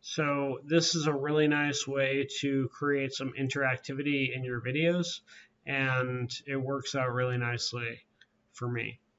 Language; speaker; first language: English; native; English